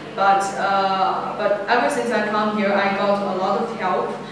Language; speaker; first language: English; non-native, fluent; Chinese